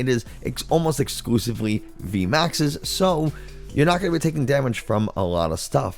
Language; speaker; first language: English; native; English